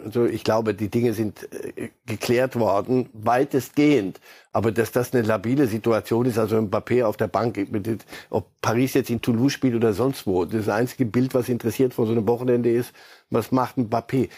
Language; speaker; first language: German; native; German